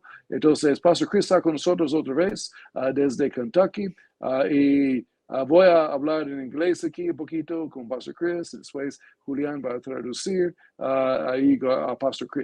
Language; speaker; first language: Spanish; non-native, fluent; English